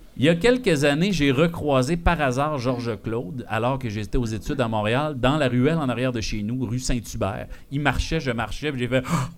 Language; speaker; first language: French; native; French